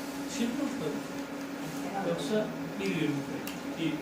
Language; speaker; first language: Turkish; native; Turkish